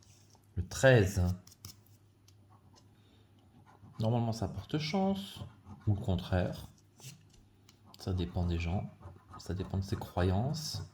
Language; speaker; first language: French; native; French